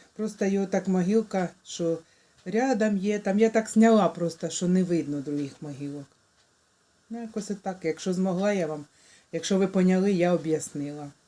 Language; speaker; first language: Ukrainian; native; Ukrainian